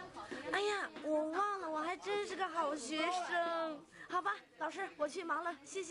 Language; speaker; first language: Chinese; non-native, fluent; Mongolian